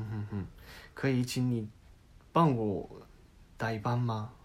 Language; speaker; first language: Chinese; non-native, learner; Japanese